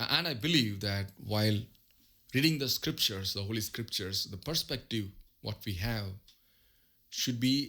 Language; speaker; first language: English; non-native, local second language; Tamil